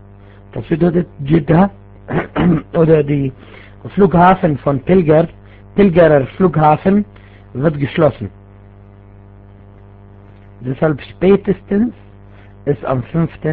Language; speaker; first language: German; non-native, fluent; Arabic